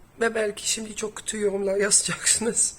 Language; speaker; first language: Turkish; non-native, fluent; Dutch